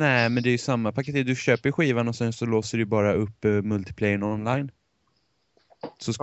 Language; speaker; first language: Swedish; native; Swedish